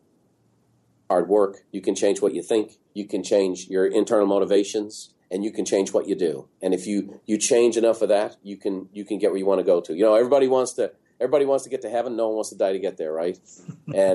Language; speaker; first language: English; native; English